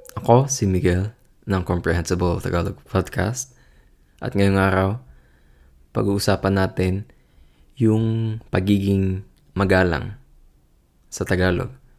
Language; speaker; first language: Filipino; native; Filipino